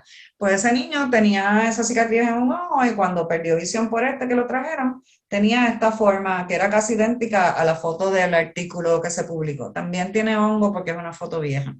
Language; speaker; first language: Spanish; native; Spanish